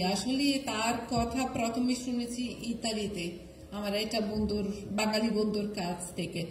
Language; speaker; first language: Bangla; non-native, fluent; Italian